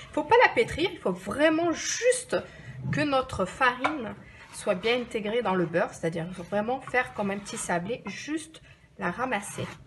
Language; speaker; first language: French; non-native, local second language; Arabic